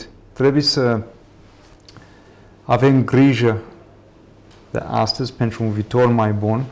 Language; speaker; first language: Romanian; non-native, fluent; English